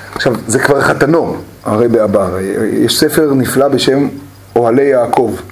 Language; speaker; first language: Hebrew; native; Hebrew